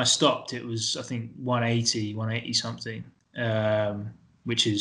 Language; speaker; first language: English; native; English